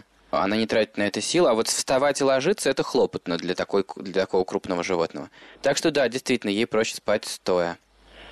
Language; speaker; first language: Russian; native; Russian